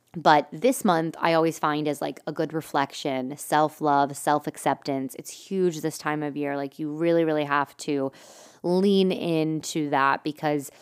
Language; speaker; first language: English; native; English